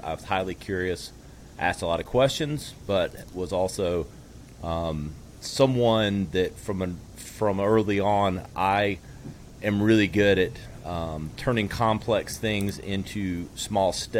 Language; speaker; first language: English; native; English